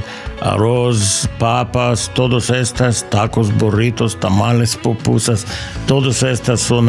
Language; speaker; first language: Spanish; non-native, learner; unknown